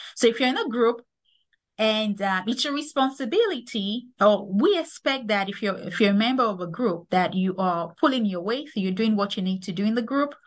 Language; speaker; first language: English; non-native, local second language; Yoruba